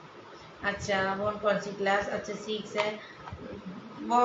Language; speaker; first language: Hindi; non-native, local second language; Bangla